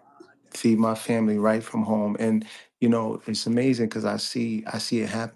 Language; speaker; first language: English; native; English